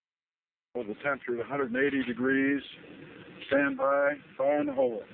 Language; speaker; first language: English; native; English